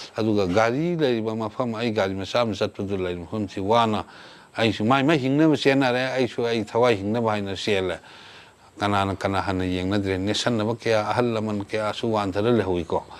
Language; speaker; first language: Manipuri; non-native, local second language; Thado Chin